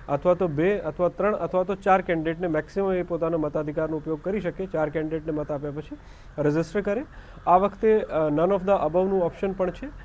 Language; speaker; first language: Gujarati; non-native, local second language; Hindi